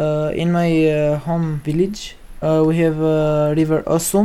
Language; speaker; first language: English; non-native, learner; Albanian